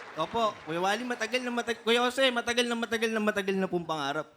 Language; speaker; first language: Filipino; native; Filipino